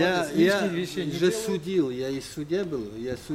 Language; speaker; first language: Russian; native; Russian